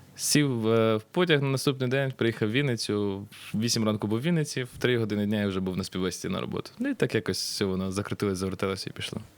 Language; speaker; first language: Ukrainian; non-native, local second language; Russian